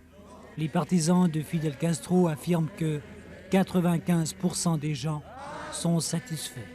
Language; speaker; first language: French; native; French